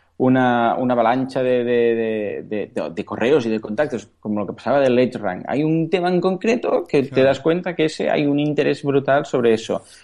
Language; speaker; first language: Spanish; native; Spanish